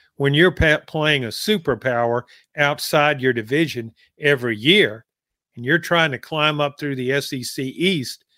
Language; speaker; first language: English; native; English